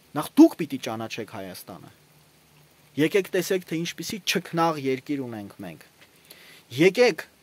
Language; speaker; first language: Armenian; native; Armenian